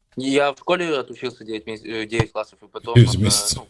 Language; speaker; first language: Russian; native; Russian